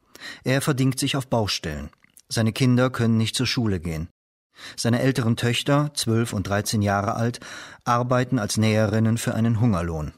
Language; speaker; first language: German; native; German